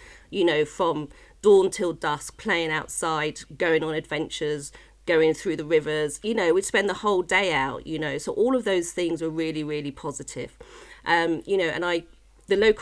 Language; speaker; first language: English; native; English